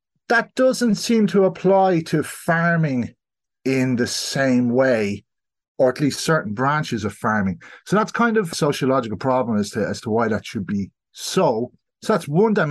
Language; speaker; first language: English; native; English